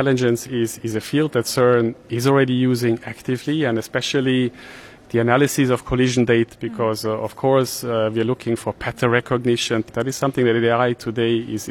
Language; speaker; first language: Swedish; non-native, fluent; German